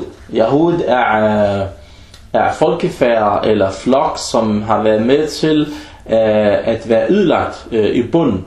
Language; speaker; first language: Danish; early bilingual, other home language; Arabic